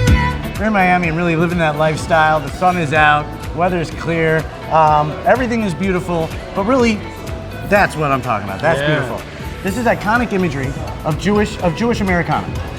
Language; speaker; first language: English; native; English